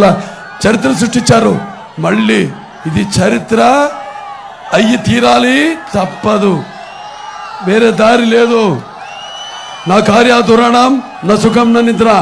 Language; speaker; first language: Telugu; native; Telugu